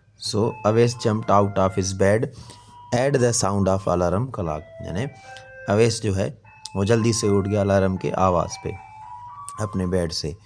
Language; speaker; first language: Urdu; non-native, local second language; Sindhi